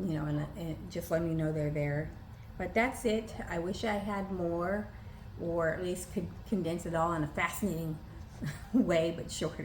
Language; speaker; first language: English; native; English